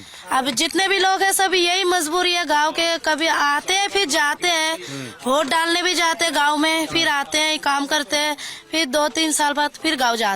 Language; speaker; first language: Hindi; non-native, local second language; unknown